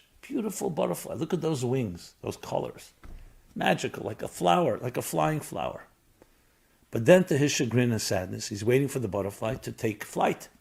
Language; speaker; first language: English; native; English